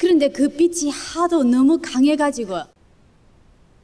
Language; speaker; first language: Korean; early bilingual, other home language; Chinese